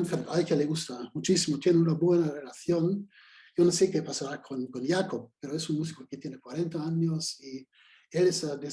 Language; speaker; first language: Spanish; non-native, fluent; German